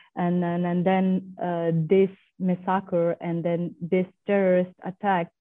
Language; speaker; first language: English; non-native, fluent; Persian